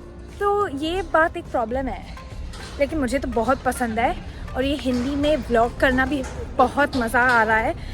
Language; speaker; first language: Hindi; non-native, local second language; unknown